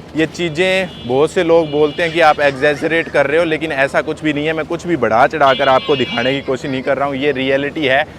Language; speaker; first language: Hindi; native; Hindi